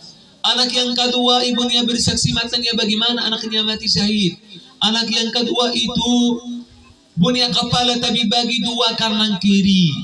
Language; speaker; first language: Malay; non-native, fluent; Arabic